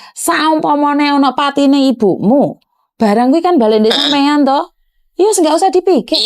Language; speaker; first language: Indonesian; non-native, local second language; Javanese